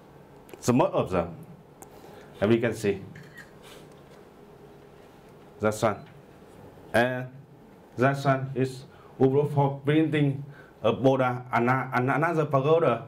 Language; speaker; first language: English; non-native, learner; Vietnamese